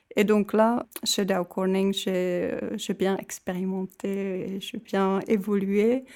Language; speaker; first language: French; non-native, fluent; Czech